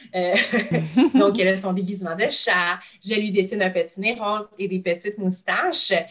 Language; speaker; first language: French; native; French